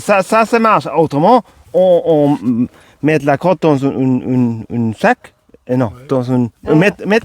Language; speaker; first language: French; non-native, learner; Swedish